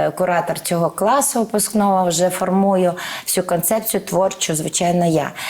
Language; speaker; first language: Ukrainian; native; Ukrainian